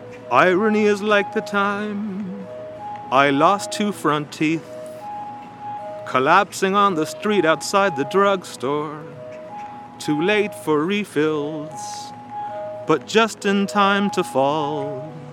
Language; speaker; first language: English; early bilingual, other home language; Spanish